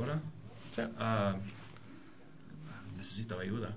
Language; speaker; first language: Spanish; non-native, learner; English